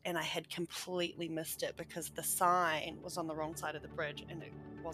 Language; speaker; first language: English; native; English